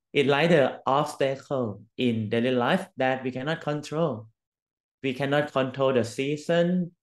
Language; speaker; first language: English; non-native, learner; Thai